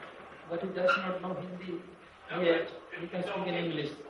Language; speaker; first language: Hindi; native; Hindi